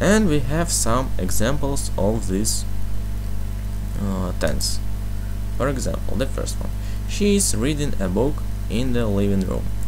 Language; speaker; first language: English; non-native, fluent; Russian